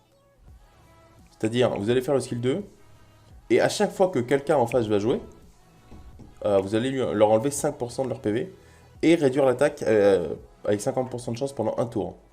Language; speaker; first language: French; native; French